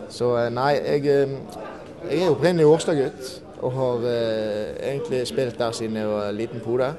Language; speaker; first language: Norwegian; native; Norwegian